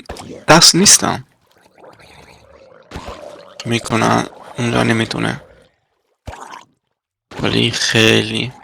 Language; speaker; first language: Persian; non-native, learner; Italian